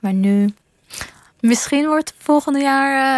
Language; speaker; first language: Dutch; non-native, fluent; Persian